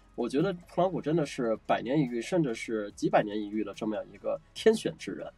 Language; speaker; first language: Chinese; native; Chinese